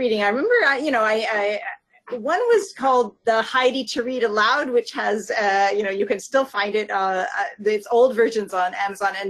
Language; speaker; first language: English; native; English